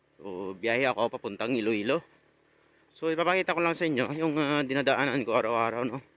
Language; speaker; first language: Filipino; non-native, local second language; Hiligaynon